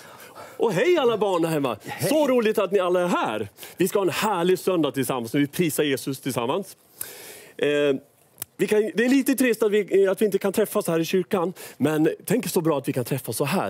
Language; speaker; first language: Swedish; native; Swedish